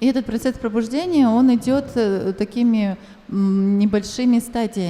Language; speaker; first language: Russian; native; Russian